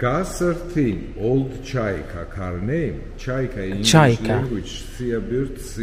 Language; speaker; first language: English; non-native, learner; Georgian